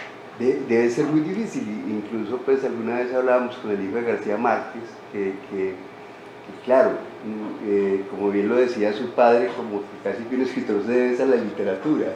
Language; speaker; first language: Spanish; native; Spanish